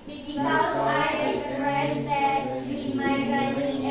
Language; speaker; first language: English; non-native, learner; Indonesian